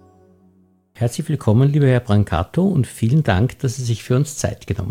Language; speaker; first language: German; native; German